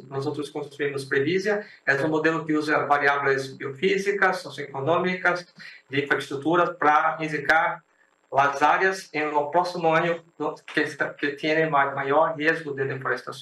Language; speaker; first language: Spanish; non-native, fluent; Portuguese